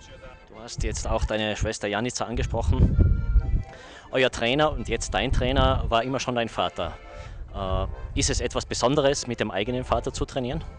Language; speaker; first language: German; native; German